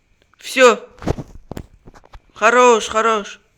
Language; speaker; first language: Russian; non-native, local second language; Uzbek